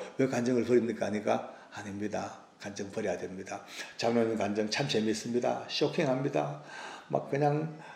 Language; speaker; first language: Korean; native; Korean